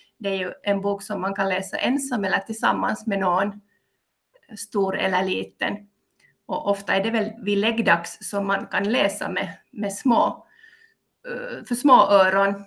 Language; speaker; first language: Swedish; native; Swedish